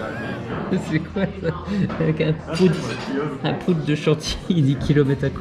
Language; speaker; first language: French; native; French